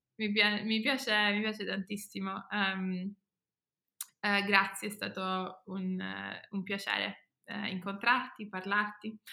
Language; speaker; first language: Italian; early bilingual, heritage; Italian